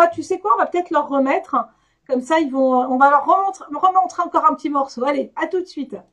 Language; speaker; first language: French; native; French